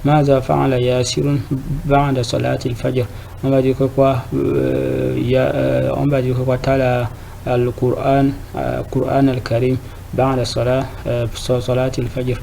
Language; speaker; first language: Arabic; non-native, fluent; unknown